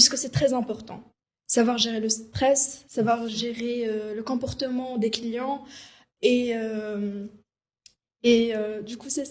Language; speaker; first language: French; non-native, local second language; Arabic